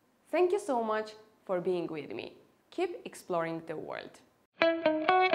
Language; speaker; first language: English; non-native, fluent; Armenian